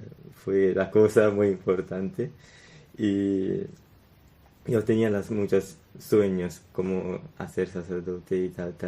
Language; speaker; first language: Spanish; non-native, learner; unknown